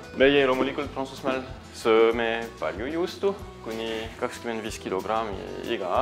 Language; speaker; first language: Estonian; non-native, fluent; French